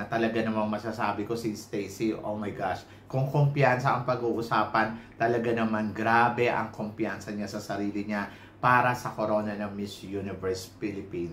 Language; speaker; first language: Filipino; native; Filipino